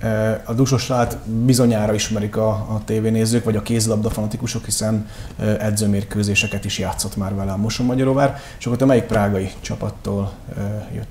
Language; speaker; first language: Hungarian; native; Hungarian